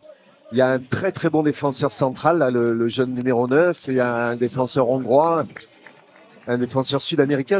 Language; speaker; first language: French; native; French